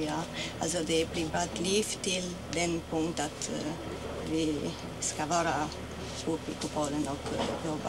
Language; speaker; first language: Swedish; non-native, fluent; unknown